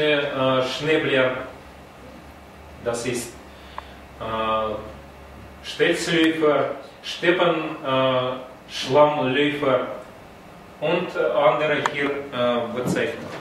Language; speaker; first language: German; non-native, learner; Russian